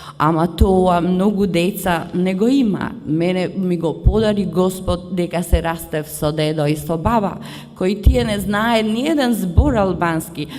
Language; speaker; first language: Macedonian; early bilingual, heritage; Macedonian